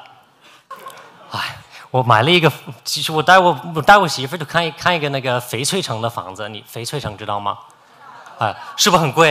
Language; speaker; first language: Chinese; non-native, fluent; English